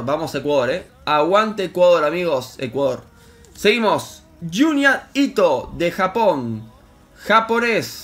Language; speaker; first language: Spanish; native; Spanish